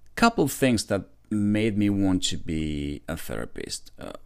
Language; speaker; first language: English; non-native, fluent; Spanish